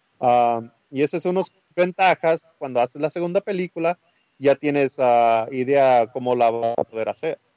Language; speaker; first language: Spanish; early bilingual, heritage; Spanish